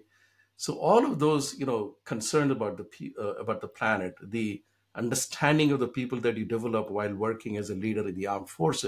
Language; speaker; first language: English; non-native, local second language; Hindi